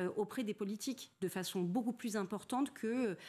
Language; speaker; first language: French; native; French